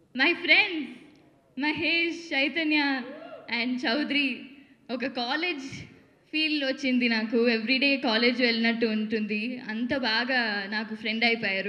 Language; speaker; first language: Telugu; non-native, learner; Tamil